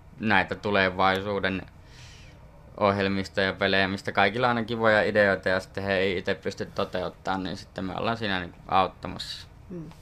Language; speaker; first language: Finnish; native; Finnish